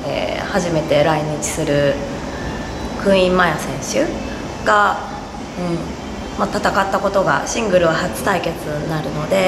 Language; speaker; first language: Japanese; native; Japanese